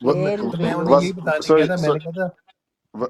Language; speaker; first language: Urdu; native; Urdu